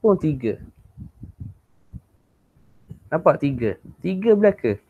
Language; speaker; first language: Malay; native; Malay